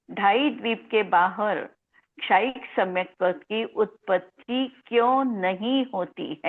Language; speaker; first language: Hindi; non-native, local second language; Marathi